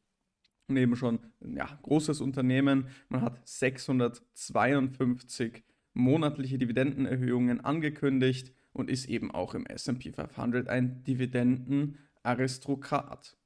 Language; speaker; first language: German; native; German